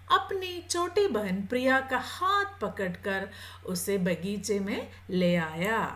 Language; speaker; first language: Hindi; non-native, local second language; Malayalam